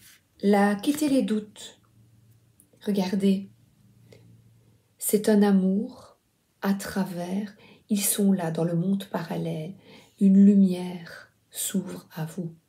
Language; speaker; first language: French; native; French